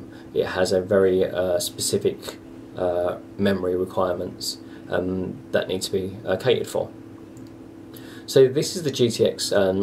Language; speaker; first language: English; native; English